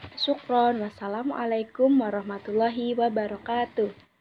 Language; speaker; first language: Arabic; non-native, learner; Indonesian